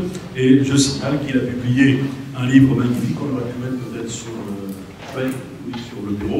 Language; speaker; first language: French; native; French